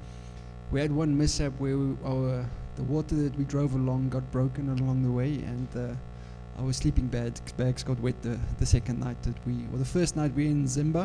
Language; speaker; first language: English; non-native, local second language; Afrikaans